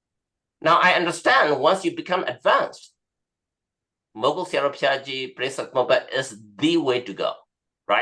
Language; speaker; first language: English; non-native, fluent; Burmese